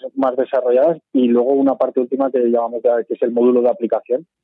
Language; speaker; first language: Spanish; native; Spanish